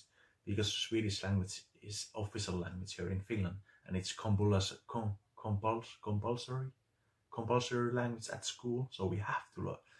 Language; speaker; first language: English; non-native, fluent; Finnish